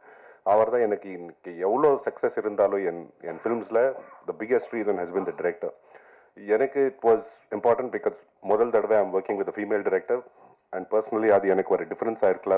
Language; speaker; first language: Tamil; non-native, local second language; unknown